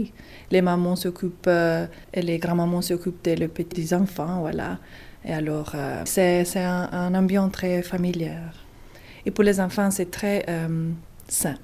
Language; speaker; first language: French; non-native, fluent; Italian